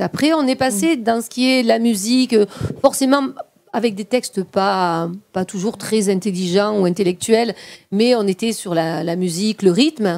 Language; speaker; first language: French; native; French